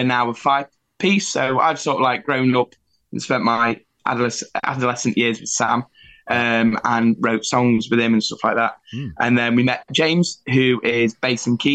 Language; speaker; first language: English; native; English